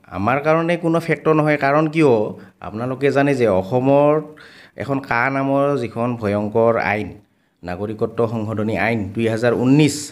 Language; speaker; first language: Assamese; native; Assamese